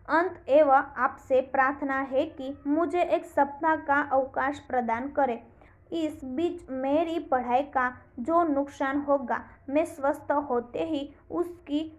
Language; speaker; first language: Hindi; non-native, local second language; Gujarati